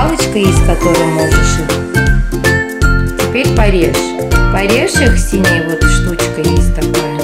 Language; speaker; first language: Russian; native; Russian